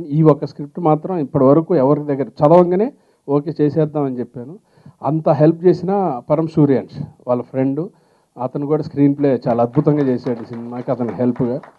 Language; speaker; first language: Telugu; native; Telugu